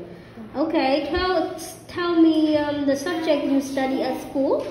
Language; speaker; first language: English; non-native, fluent; Vietnamese